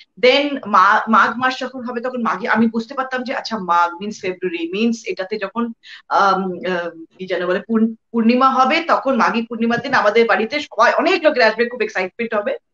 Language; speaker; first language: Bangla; early bilingual, heritage; Bangla